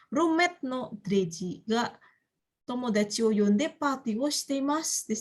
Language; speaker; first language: Japanese; non-native, fluent; Indonesian